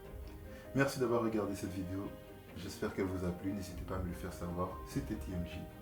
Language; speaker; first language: French; native; French